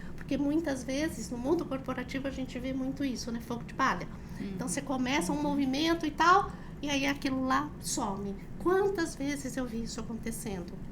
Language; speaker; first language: Portuguese; early bilingual, other home language; Chinese